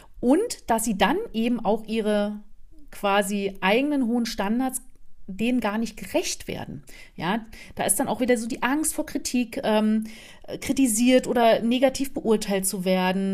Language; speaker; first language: German; native; German